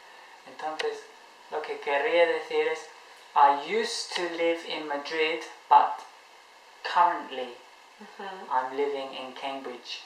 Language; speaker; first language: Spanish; non-native, fluent; English